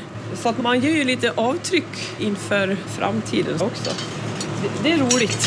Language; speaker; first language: Swedish; native; Swedish